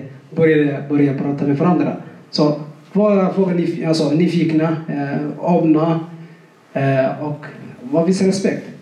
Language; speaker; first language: Swedish; non-native, fluent; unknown